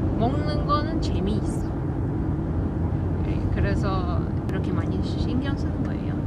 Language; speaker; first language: Korean; non-native, learner; Russian